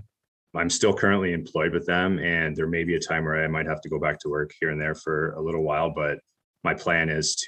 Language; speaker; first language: English; native; English